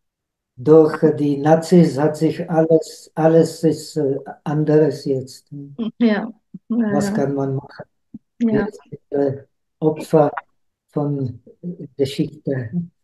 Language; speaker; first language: German; non-native, fluent; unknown